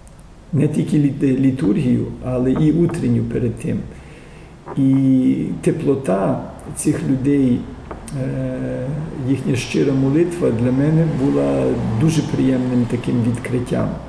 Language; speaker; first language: Ukrainian; early bilingual, heritage; Ukrainian